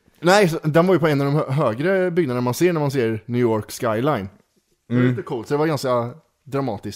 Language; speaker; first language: Swedish; native; Swedish